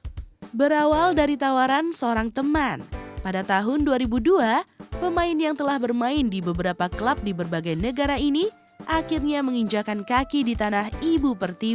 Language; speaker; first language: Indonesian; native; Indonesian